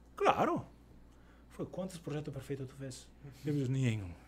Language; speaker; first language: Portuguese; non-native, fluent; Italian